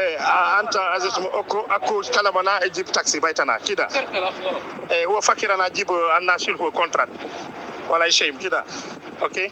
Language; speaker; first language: Arabic; non-native, learner; Amharic